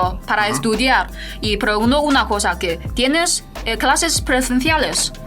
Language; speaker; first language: Spanish; non-native, fluent; Chinese